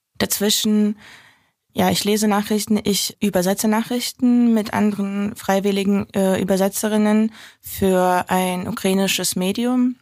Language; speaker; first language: German; non-native, fluent; Ukrainian